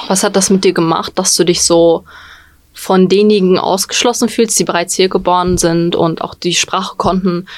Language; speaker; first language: German; early bilingual, other home language; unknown